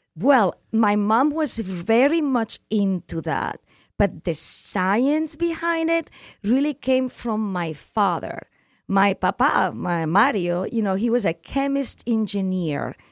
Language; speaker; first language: English; non-native, fluent; Spanish